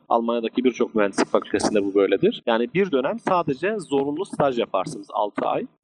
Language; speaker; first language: Turkish; native; Turkish